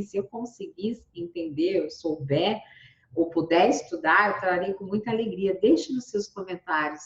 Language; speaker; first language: Portuguese; native; Portuguese